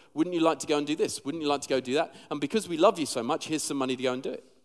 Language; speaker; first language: English; native; English